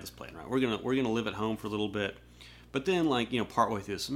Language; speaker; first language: English; native; English